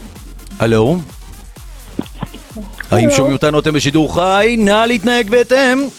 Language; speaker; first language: Hebrew; native; Hebrew